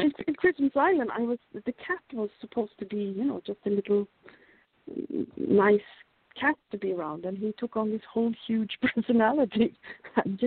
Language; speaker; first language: English; non-native, fluent; Norwegian